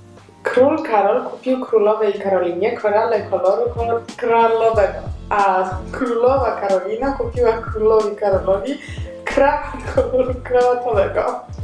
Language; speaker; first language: Polish; non-native, learner; Georgian